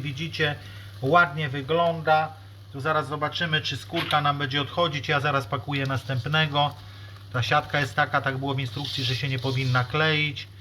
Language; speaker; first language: Polish; native; Polish